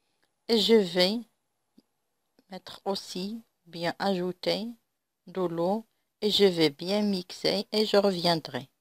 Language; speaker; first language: French; non-native, local second language; Arabic